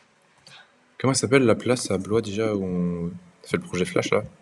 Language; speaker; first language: French; native; French